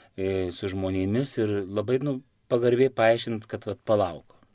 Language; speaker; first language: Lithuanian; native; Lithuanian